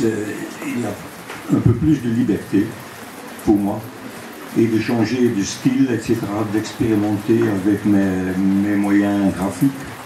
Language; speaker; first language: French; non-native, local second language; Dutch